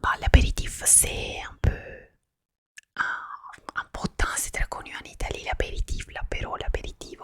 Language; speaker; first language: French; non-native, fluent; Italian